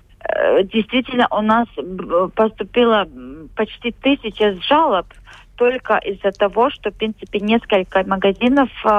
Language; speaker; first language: Russian; non-native, local second language; Latvian